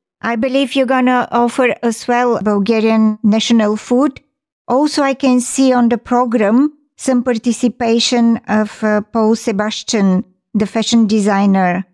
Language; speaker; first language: English; non-native, fluent; Bulgarian